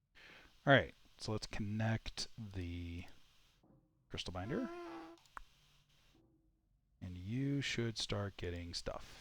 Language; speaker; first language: English; native; English